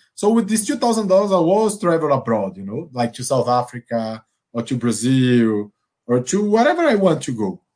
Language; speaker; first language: English; non-native, fluent; Portuguese